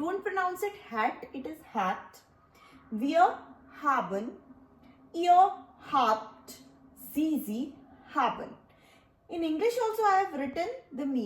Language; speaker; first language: German; non-native, learner; Hindi